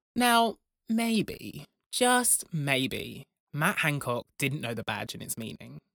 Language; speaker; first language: English; native; English